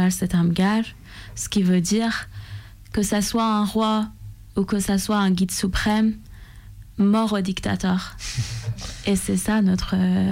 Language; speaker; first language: French; non-native, fluent; Persian